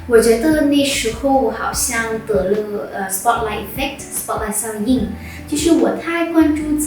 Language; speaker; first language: Chinese; non-native, fluent; Vietnamese